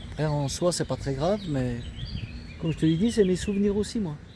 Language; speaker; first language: French; native; French